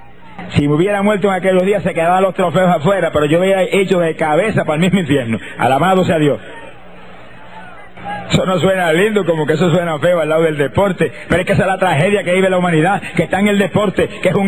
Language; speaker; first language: Spanish; native; Spanish